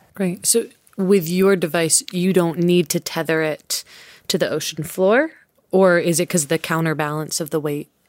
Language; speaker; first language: English; native; English